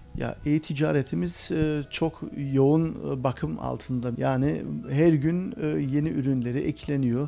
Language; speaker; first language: Turkish; early bilingual, heritage; Turkish